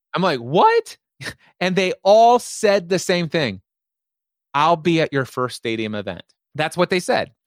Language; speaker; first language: English; native; English